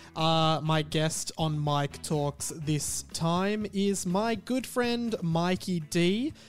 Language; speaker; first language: English; native; English